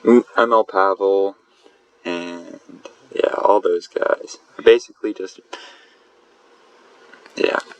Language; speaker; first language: English; native; English